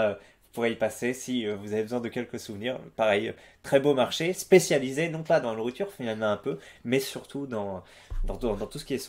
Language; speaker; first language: French; native; French